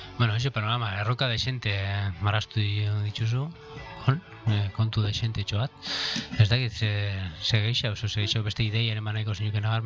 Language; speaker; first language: Basque; native; Basque